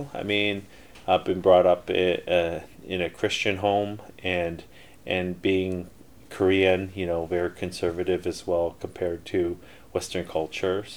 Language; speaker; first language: English; early bilingual, other home language; Korean